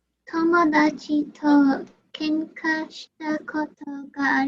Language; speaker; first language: Japanese; non-native, learner; English